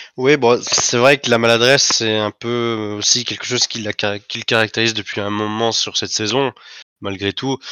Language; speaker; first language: French; native; French